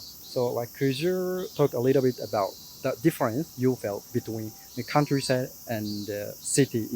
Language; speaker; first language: English; non-native, fluent; Japanese